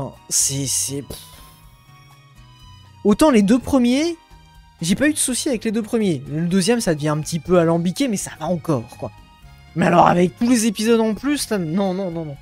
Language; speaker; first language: French; native; French